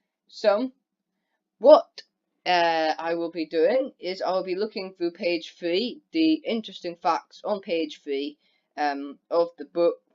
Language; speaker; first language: English; native; English